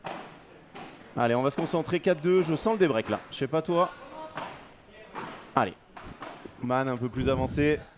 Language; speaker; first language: French; native; French